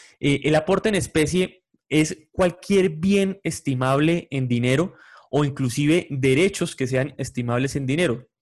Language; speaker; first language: Spanish; native; Spanish